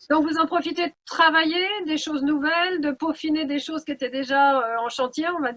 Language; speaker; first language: French; native; French